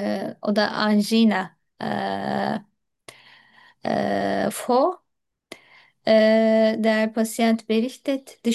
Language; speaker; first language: German; non-native, learner; Turkish